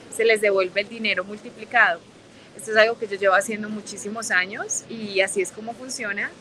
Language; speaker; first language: Spanish; native; Spanish